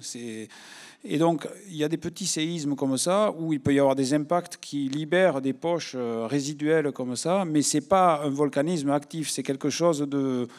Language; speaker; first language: French; native; French